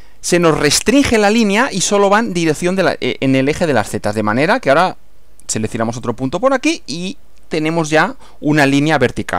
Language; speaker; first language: Spanish; native; Spanish